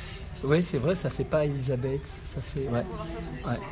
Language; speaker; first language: French; native; French